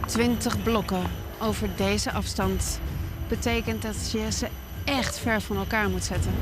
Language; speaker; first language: Dutch; native; Dutch